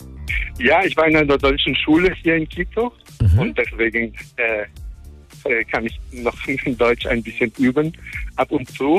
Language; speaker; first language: German; non-native, fluent; Spanish